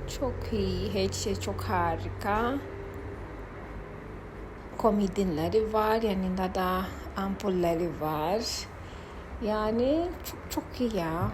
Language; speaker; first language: Turkish; non-native, fluent; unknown